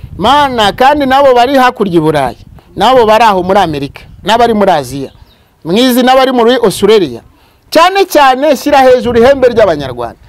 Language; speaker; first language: Kinyarwanda; native; Kinyarwanda